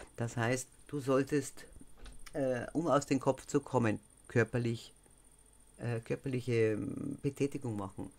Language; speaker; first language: German; native; German